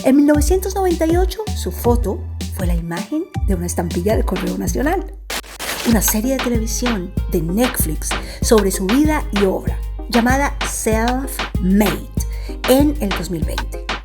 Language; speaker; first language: Spanish; native; Spanish